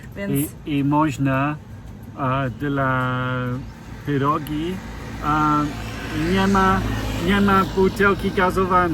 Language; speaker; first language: Polish; non-native, learner; English